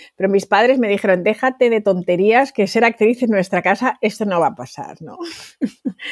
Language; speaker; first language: Spanish; native; Spanish